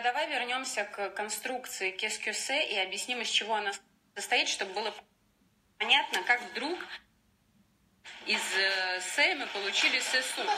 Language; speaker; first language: Russian; native; Russian